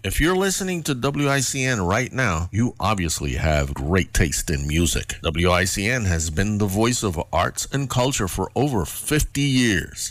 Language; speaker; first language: English; native; English